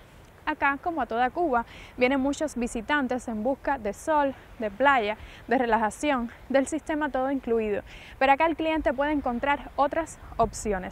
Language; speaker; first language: Spanish; native; Spanish